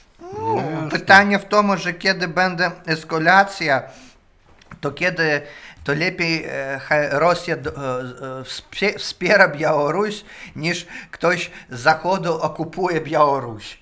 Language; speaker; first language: Polish; non-native, fluent; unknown